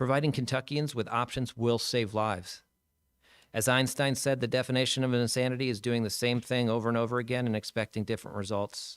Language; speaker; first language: English; native; English